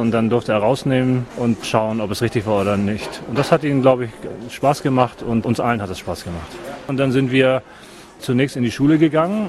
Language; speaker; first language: German; native; German